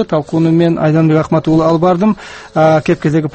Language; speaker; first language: Kyrgyz; native; Kyrgyz